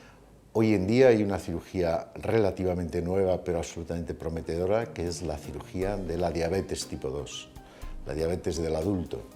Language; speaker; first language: Spanish; native; Spanish